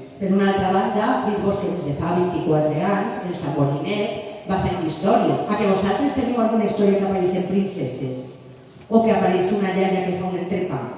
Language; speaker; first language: Catalan; non-native, local second language; Spanish